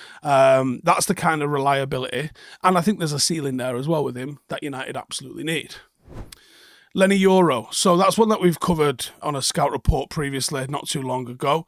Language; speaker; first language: English; native; English